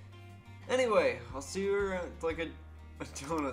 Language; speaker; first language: English; native; English